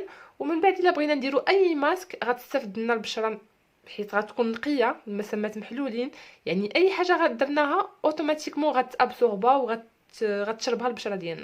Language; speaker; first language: Arabic; native; Arabic